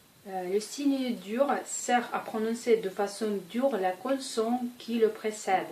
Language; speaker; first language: French; non-native, fluent; Russian